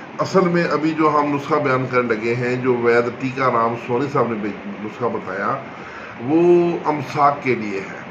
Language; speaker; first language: Urdu; non-native, local second language; Punjabi